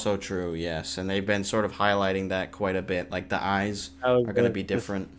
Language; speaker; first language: English; native; English